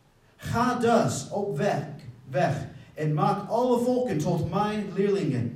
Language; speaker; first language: Dutch; non-native, fluent; English